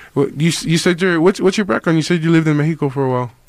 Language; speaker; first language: English; native; English